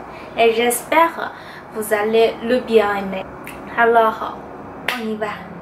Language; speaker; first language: French; non-native, fluent; Chinese